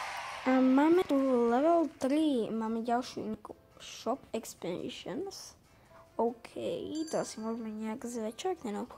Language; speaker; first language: Slovak; native; Slovak